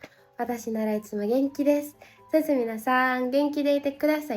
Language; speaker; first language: Japanese; non-native, learner; Indonesian